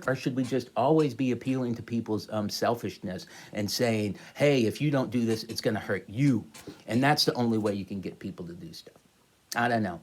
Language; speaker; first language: English; native; English